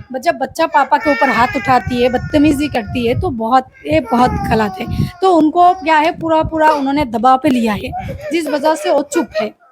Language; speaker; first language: Hindi; non-native, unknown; Bangla